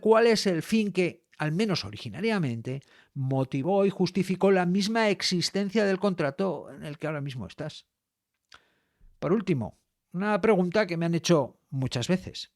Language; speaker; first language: Spanish; native; Spanish